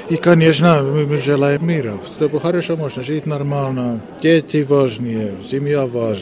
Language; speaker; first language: Russian; non-native, learner; Finnish